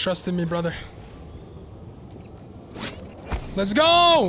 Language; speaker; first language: English; native; English